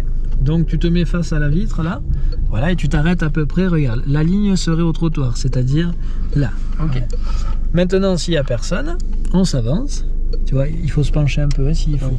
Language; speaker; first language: French; native; French